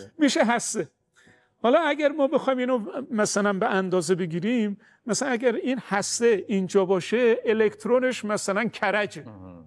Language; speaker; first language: Persian; early bilingual, heritage; Persian